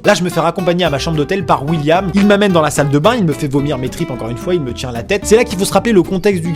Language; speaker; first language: French; native; French